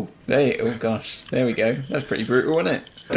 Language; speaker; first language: English; native; English